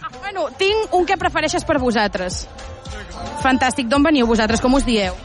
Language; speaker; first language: Catalan; native; Catalan